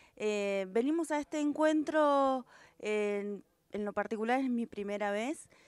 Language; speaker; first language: Spanish; native; Spanish